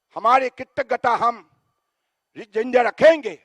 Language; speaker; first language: Hindi; non-native, local second language; Assamese